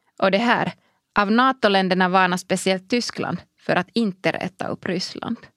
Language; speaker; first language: Swedish; non-native, local second language; Finnish